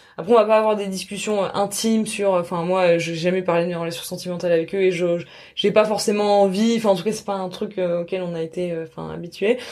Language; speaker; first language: French; native; French